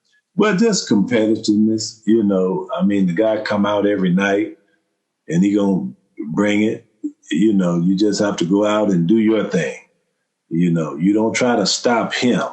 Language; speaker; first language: English; native; English